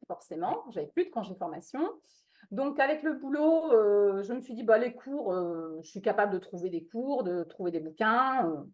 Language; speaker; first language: French; non-native, fluent; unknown